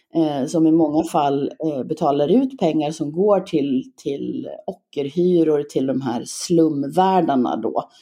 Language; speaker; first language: Swedish; native; Swedish